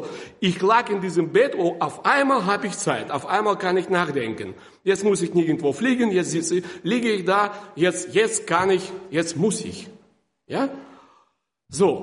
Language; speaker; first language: German; non-native, fluent; Russian